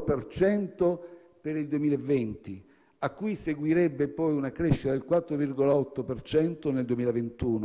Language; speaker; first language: Italian; native; Italian